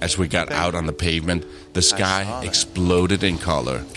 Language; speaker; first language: English; non-native, fluent; Danish